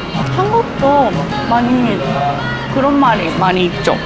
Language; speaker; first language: Korean; non-native, fluent; Japanese